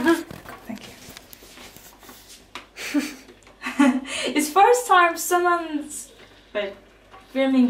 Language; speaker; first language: English; non-native, learner; Korean